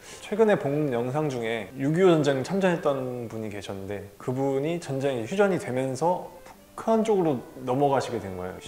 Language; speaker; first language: Korean; native; Korean